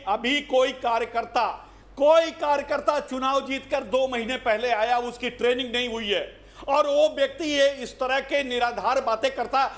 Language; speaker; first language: Hindi; native; Hindi